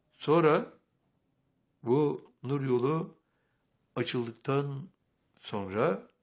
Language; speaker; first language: Turkish; native; Turkish